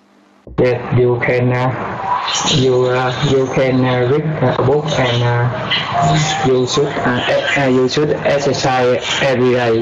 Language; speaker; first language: English; non-native, learner; Vietnamese